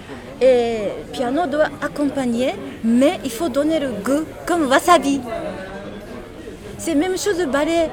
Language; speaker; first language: French; non-native, learner; Japanese